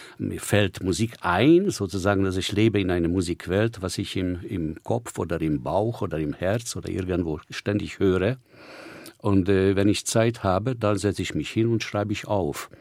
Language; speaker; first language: German; non-native, fluent; Hungarian